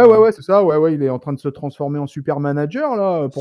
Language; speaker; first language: French; native; French